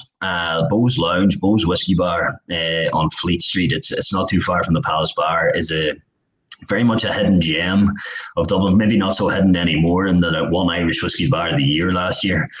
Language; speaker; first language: English; native; English